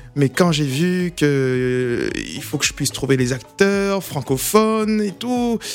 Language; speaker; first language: French; early bilingual, other home language; Lingala